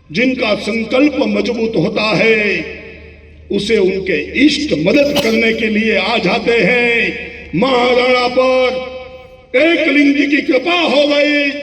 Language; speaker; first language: Hindi; non-native, local second language; Gujarati